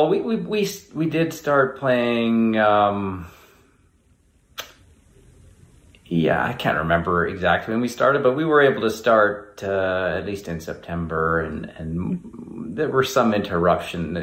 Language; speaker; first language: English; native; English